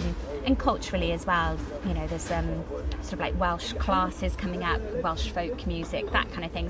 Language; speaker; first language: English; native; English